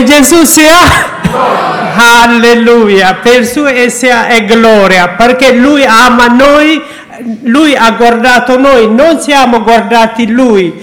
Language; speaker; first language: Italian; non-native, learner; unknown